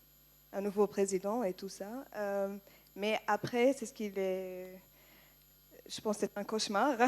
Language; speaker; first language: French; non-native, learner; Arabic